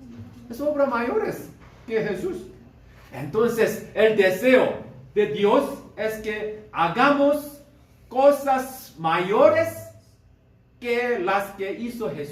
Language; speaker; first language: Spanish; non-native, learner; Korean